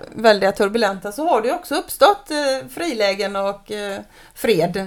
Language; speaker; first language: Swedish; native; Swedish